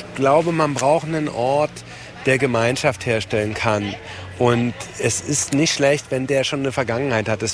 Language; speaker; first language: German; native; German